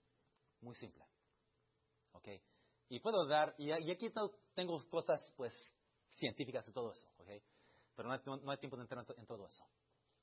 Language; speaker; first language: Spanish; early bilingual, heritage; Spanish